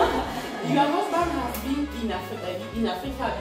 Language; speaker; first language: English; non-native, learner; French